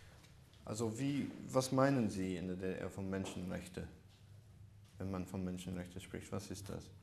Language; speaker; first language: German; non-native, learner; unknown